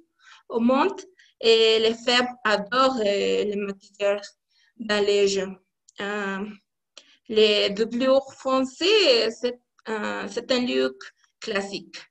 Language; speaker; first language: French; non-native, learner; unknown